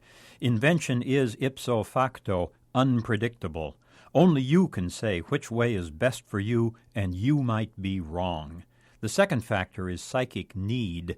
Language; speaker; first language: English; native; English